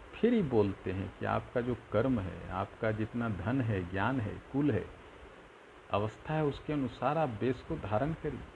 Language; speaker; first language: Hindi; native; Hindi